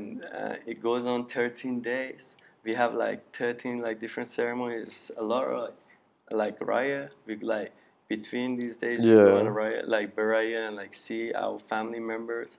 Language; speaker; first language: English; early bilingual, other home language; Persian